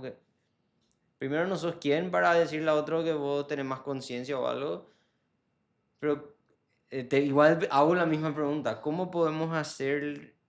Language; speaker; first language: Spanish; native; Spanish